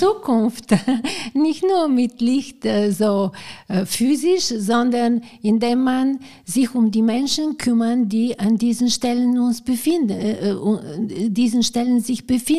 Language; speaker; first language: German; non-native, fluent; Bulgarian